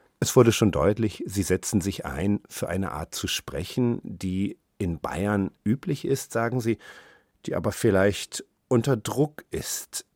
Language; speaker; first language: German; native; German